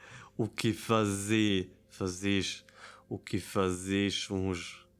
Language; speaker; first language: Portuguese; non-native, learner; German